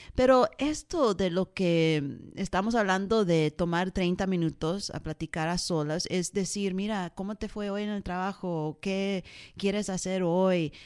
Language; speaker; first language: Spanish; early bilingual, heritage; Spanish